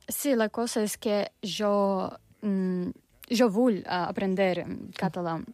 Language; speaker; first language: Catalan; non-native, learner; Russian